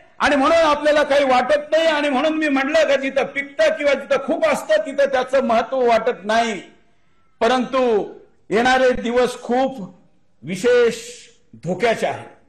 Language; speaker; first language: Marathi; native; Marathi